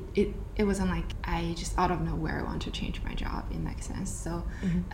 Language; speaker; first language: English; non-native, fluent; Chinese